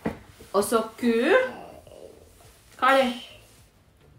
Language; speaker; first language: Norwegian; non-native, learner; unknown